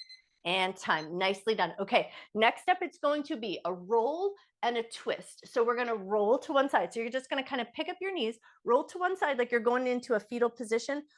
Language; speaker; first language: English; native; English